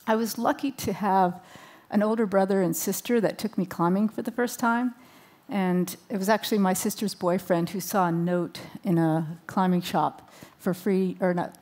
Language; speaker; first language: English; native; English